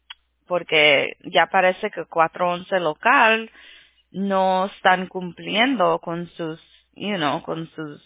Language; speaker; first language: Spanish; early bilingual, heritage; Spanish